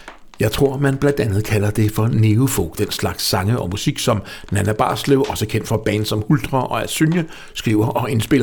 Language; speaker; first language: Danish; native; Danish